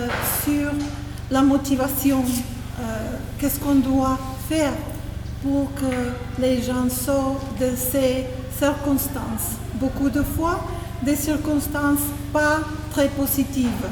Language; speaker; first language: French; non-native, fluent; Spanish